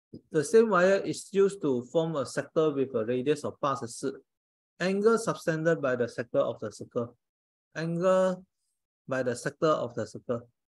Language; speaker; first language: English; non-native, local second language; Chinese